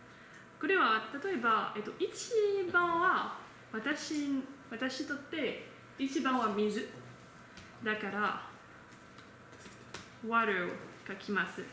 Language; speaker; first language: Japanese; non-native, learner; French